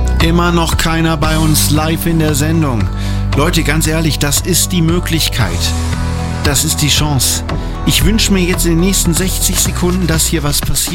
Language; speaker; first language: German; native; German